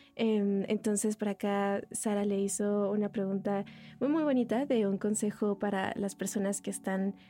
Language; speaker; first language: Spanish; native; Spanish